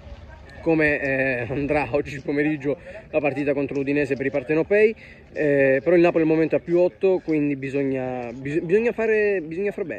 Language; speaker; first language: Italian; native; Italian